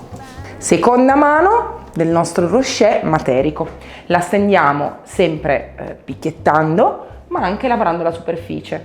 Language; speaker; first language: Italian; native; Italian